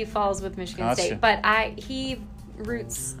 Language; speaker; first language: English; native; English